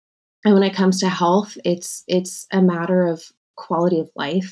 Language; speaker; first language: English; native; English